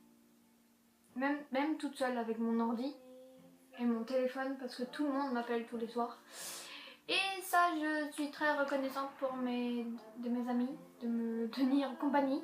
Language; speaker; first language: French; native; French